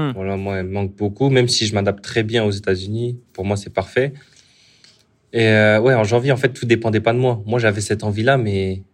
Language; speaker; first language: French; native; French